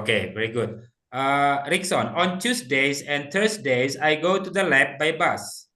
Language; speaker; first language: English; non-native, fluent; Indonesian